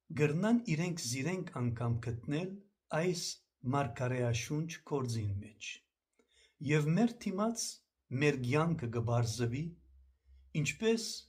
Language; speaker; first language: Armenian; early bilingual, heritage; Armenian